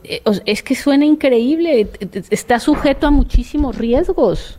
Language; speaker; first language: Spanish; native; Spanish